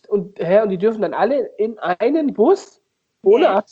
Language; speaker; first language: German; native; German